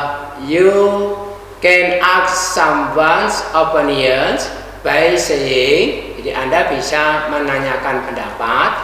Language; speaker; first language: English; non-native, fluent; Indonesian